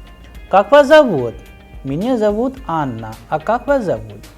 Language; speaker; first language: Russian; non-native, fluent; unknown